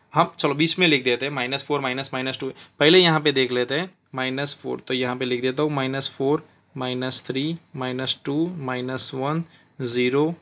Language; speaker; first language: Hindi; non-native, local second language; Gujarati